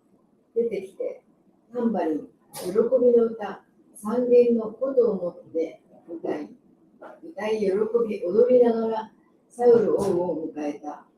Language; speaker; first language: Japanese; native; Japanese